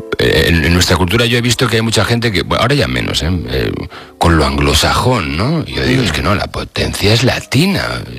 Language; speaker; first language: Spanish; native; Spanish